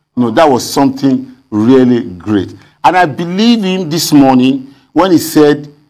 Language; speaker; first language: English; non-native, local second language; Yoruba